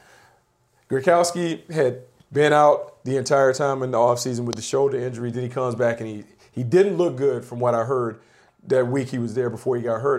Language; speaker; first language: English; native; English